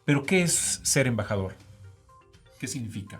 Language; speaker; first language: Spanish; native; Spanish